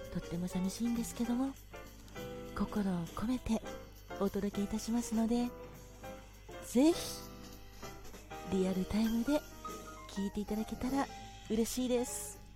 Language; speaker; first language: Japanese; native; Japanese